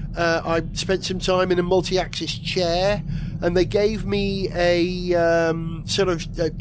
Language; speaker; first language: English; native; English